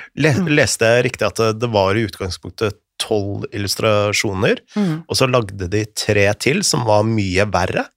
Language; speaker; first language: Norwegian; native; Norwegian